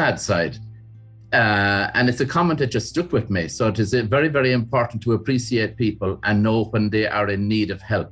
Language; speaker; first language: English; native; English